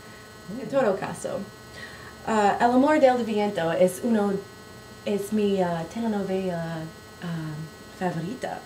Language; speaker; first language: Spanish; non-native, learner; English